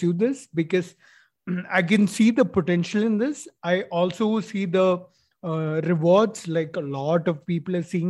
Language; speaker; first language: English; non-native, local second language; Malayalam